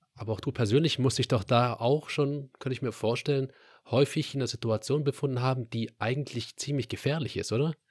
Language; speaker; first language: German; native; German